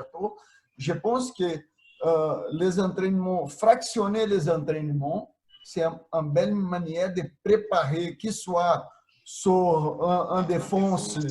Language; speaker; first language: French; non-native, fluent; Portuguese